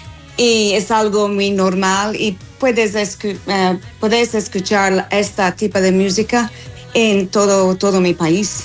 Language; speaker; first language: Spanish; non-native, fluent; English